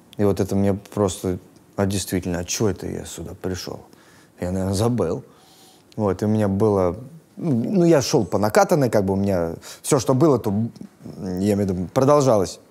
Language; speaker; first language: Russian; native; Russian